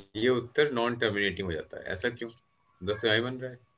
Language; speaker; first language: Hindi; native; Hindi